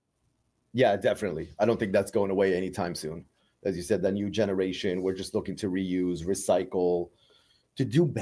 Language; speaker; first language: English; native; English